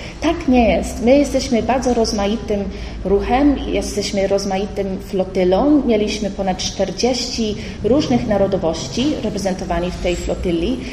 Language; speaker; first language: Polish; early bilingual, heritage; Polish